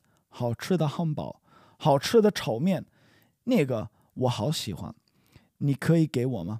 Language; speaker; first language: Chinese; non-native, learner; English